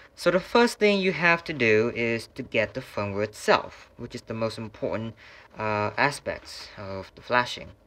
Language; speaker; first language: English; non-native, fluent; Vietnamese